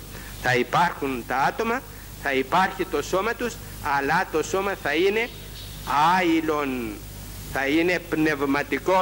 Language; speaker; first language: Greek; native; Greek